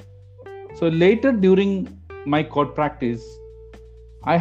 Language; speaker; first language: English; non-native, local second language; Malayalam